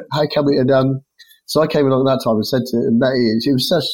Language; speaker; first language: English; native; English